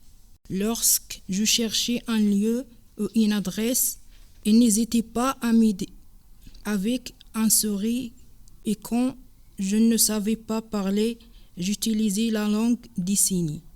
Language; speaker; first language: French; non-native, learner; Arabic